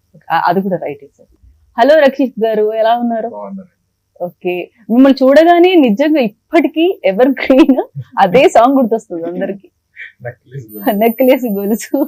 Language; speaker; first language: Telugu; native; Telugu